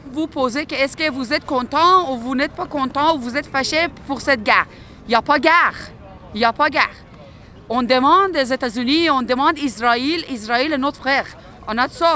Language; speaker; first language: French; non-native, learner; Persian